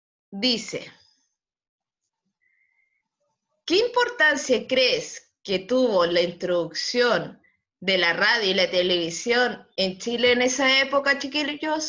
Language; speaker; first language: Spanish; native; Spanish